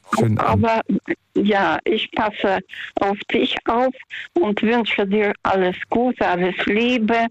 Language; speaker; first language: German; early bilingual, heritage; Russian